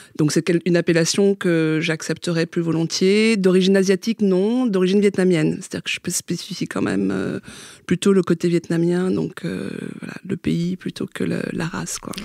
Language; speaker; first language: French; early bilingual, other home language; Vietnamese